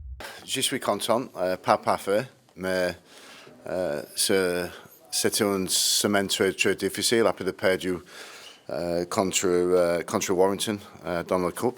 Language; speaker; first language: French; non-native, learner; English